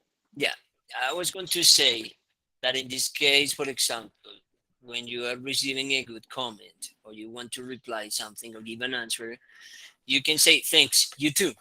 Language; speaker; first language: English; non-native, fluent; Spanish